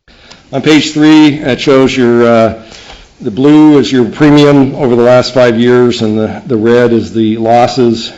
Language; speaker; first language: English; native; English